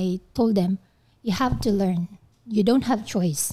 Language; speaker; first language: English; non-native, local second language; Filipino